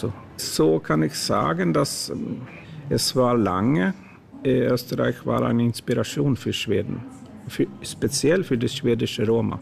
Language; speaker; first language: German; non-native, fluent; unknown